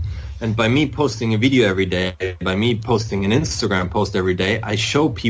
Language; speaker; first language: English; non-native, fluent; German